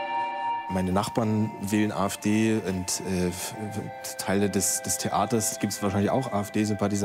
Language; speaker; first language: German; native; German